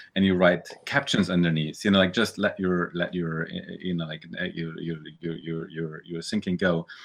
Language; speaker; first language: English; early bilingual, other home language; German